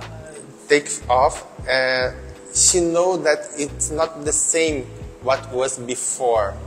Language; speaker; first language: English; non-native, learner; Portuguese